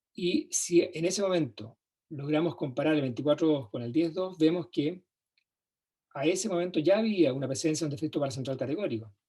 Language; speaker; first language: Spanish; native; Spanish